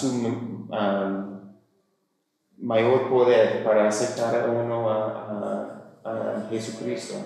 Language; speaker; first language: Spanish; non-native, fluent; English